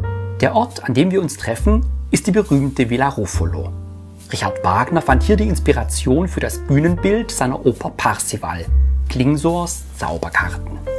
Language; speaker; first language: German; native; German